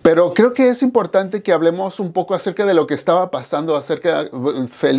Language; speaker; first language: Spanish; native; Spanish